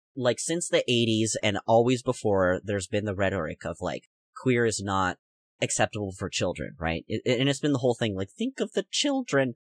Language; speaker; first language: English; native; English